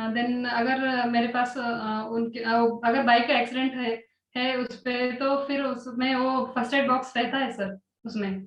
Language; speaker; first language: Hindi; non-native, local second language; Kannada